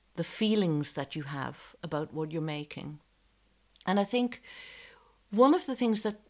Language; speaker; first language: English; native; English